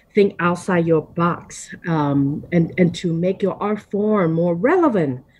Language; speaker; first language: English; non-native, fluent; Chinese